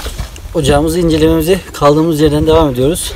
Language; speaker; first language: Turkish; native; Turkish